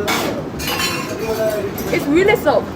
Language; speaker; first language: English; non-native, learner; Korean